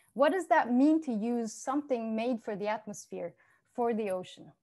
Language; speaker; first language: English; non-native, fluent; Turkish